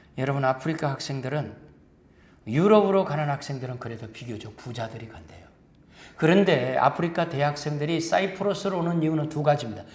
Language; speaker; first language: Korean; native; Korean